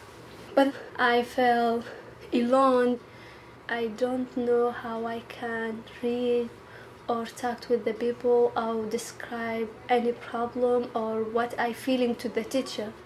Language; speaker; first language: English; non-native, learner; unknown